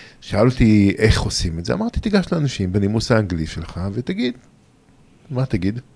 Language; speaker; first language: Hebrew; native; Hebrew